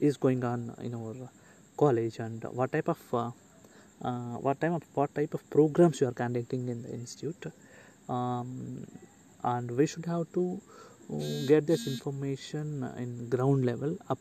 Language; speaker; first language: English; non-native, local second language; Telugu